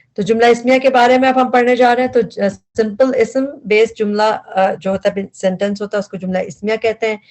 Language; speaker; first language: Urdu; native; Urdu